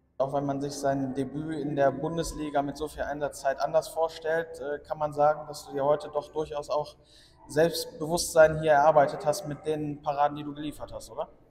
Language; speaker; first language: German; native; German